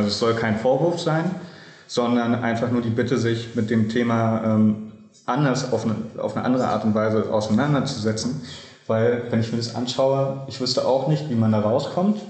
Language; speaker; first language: German; native; German